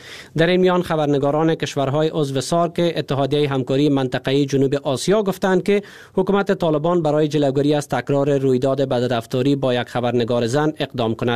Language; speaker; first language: Persian; native; Persian